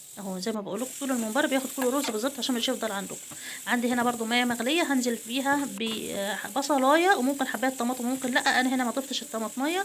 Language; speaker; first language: Arabic; native; Arabic